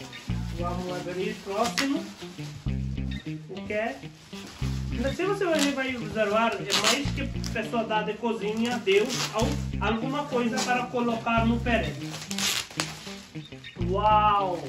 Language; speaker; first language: Portuguese; non-native, learner; Hindi